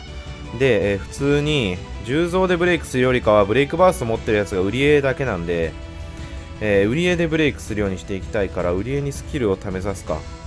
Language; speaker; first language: Japanese; native; Japanese